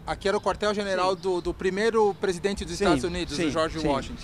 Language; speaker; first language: Portuguese; native; Portuguese